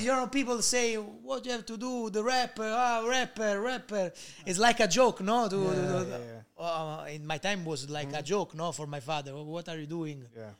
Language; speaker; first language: English; non-native, learner; Italian